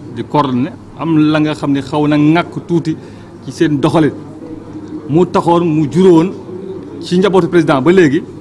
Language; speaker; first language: Wolof; non-native, local second language; Fula